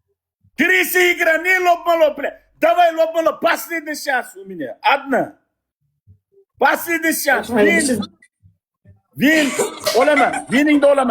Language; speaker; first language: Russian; non-native, learner; Uzbek